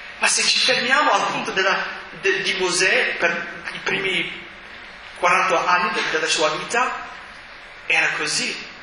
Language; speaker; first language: Italian; non-native, fluent; English